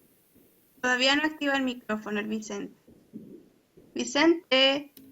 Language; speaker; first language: Spanish; native; Spanish